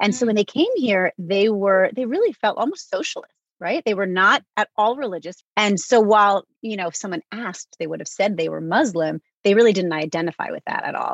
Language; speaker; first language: English; native; English